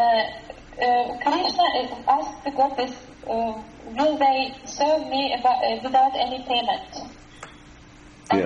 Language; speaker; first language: English; non-native, learner; Russian